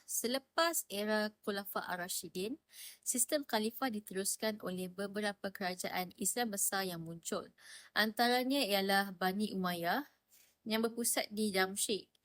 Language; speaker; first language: Malay; native; Malay